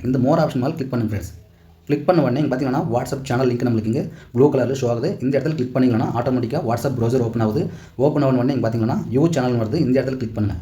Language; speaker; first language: Tamil; non-native, local second language; Telugu